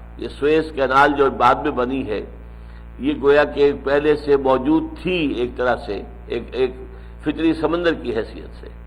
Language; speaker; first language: Urdu; native; Urdu